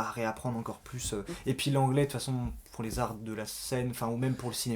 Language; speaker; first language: French; native; French